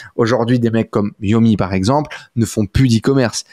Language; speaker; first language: French; native; French